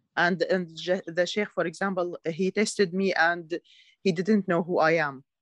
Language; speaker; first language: English; non-native, learner; Arabic